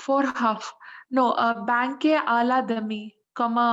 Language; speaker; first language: French; non-native, learner; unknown